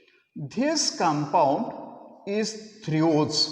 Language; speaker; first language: English; non-native, local second language; Marathi